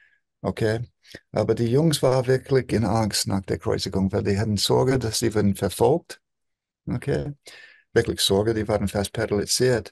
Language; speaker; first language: German; non-native, fluent; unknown